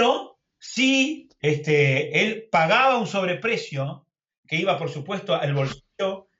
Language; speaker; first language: Spanish; native; Spanish